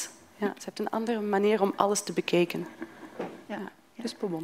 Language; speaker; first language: Dutch; non-native, fluent; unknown